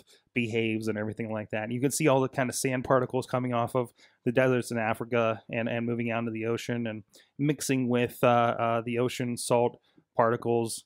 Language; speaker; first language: English; native; English